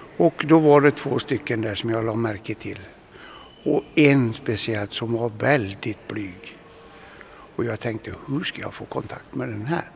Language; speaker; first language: Swedish; native; Swedish